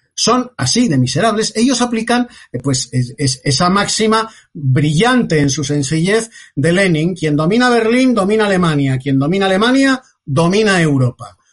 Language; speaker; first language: Spanish; native; Spanish